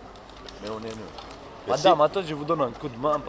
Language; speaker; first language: French; non-native, learner; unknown